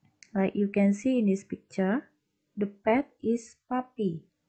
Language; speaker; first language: English; non-native, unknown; Indonesian